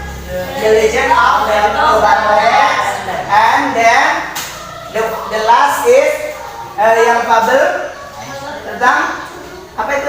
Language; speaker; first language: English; non-native, learner; Indonesian